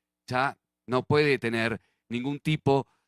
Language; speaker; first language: Spanish; native; Spanish